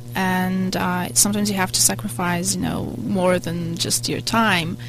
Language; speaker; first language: English; non-native, fluent; Polish